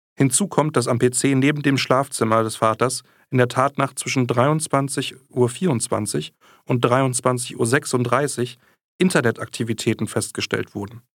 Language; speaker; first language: German; native; German